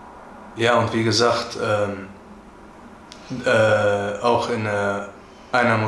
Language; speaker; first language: German; early bilingual, other home language; Turkish